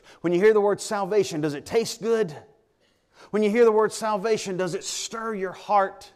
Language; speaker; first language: English; native; English